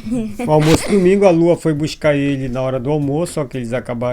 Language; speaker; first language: Portuguese; native; Portuguese